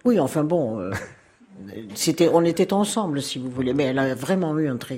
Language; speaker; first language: French; native; French